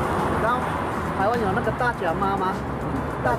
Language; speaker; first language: Chinese; native; Chinese